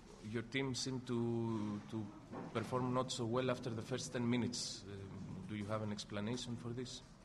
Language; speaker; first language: English; non-native, fluent; Greek